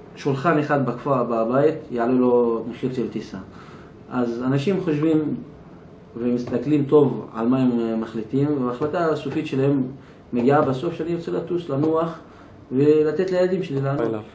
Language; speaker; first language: Hebrew; non-native, local second language; Arabic